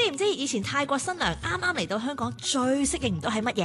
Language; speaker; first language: Cantonese; native; Cantonese